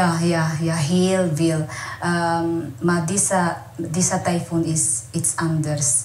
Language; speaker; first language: Dutch; non-native, learner; Waray